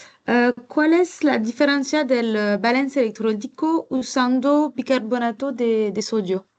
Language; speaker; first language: Spanish; non-native, learner; French